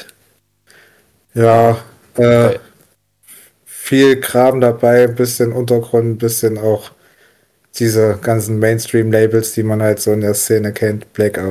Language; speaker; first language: German; native; German